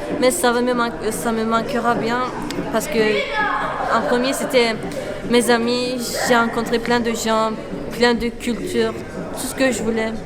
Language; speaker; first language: French; non-native, learner; Turkish